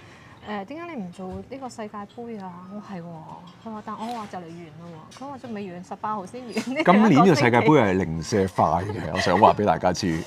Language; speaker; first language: Cantonese; native; Cantonese